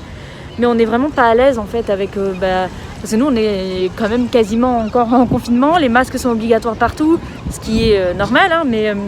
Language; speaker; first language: French; native; French